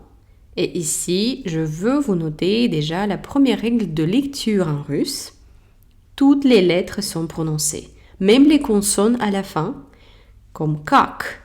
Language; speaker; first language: French; non-native, fluent; Russian